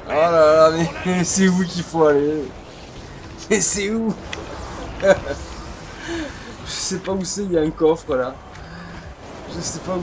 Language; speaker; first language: French; native; French